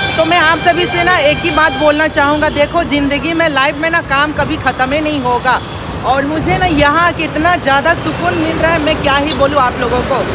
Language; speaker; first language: Hindi; non-native, local second language; Sadri